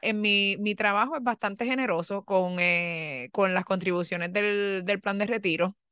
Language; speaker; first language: Spanish; early bilingual, heritage; Spanish